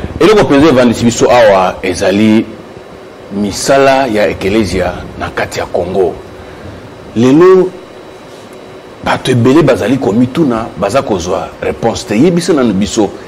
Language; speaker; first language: Lingala; native; Lingala